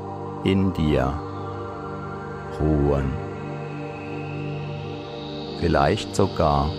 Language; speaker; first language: German; native; German